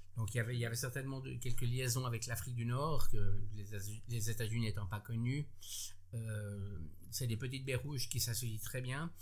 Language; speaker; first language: French; native; French